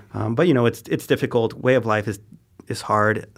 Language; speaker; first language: English; non-native, fluent; Spanish